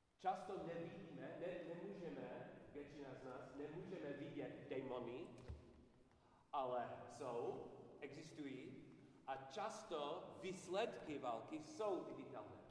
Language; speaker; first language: Czech; non-native, learner; English